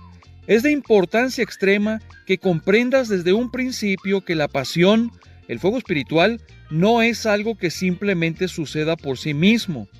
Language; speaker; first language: Spanish; native; Spanish